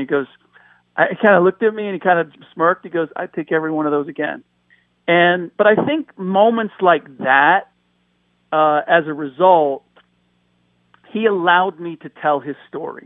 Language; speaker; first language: English; early bilingual, other home language; German